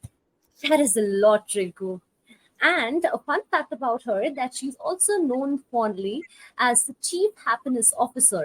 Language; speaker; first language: English; non-native, local second language; Hindi